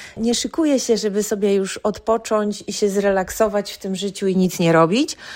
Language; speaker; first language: Polish; native; Polish